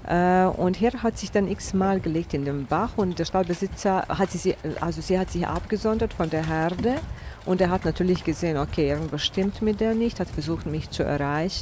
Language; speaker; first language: German; non-native, fluent; Bosnian